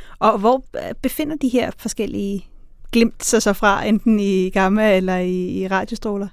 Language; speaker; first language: Danish; native; Danish